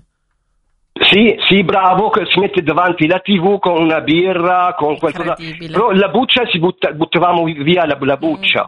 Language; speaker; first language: Italian; non-native, fluent; Arabic